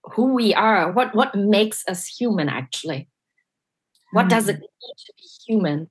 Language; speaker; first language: English; non-native, fluent; German